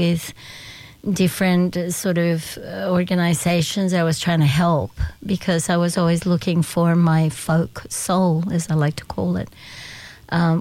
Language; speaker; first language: English; early bilingual, other home language; Spanish